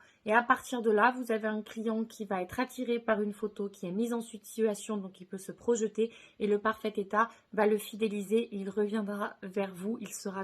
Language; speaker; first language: French; native; French